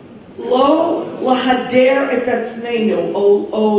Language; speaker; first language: Hebrew; non-native, fluent; English